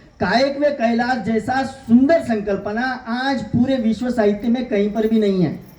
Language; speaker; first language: Hindi; non-native, local second language; Kannada